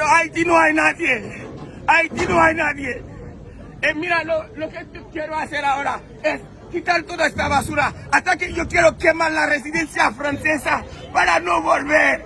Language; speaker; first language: Spanish; non-native, fluent; Haitian Creole